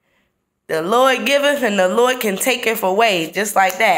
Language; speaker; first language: English; native; English